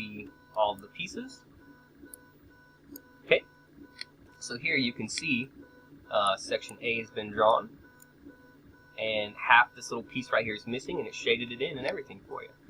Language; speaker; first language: English; native; English